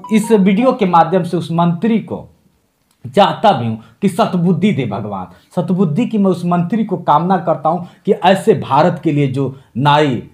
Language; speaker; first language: Hindi; native; Hindi